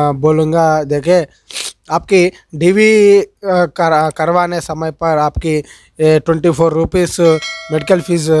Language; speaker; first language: Hindi; non-native, local second language; Telugu